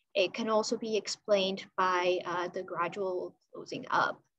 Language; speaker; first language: English; non-native, fluent; Chinese